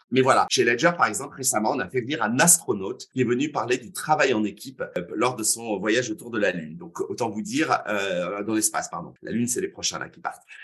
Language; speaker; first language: French; native; French